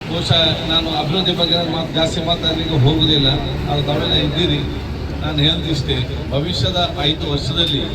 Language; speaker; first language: Kannada; non-native, local second language; Malayalam